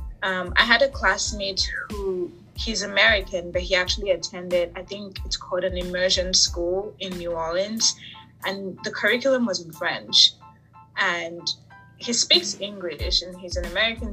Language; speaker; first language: English; native; English